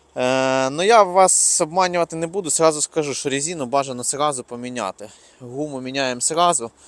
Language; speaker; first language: Ukrainian; non-native, local second language; Russian